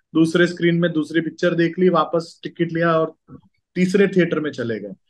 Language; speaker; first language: Hindi; non-native, local second language; Gujarati